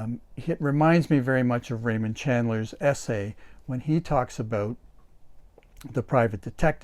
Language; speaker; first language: English; native; English